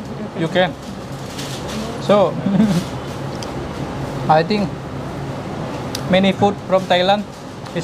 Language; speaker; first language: English; non-native, learner; Indonesian